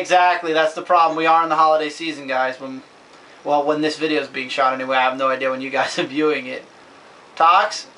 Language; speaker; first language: English; native; English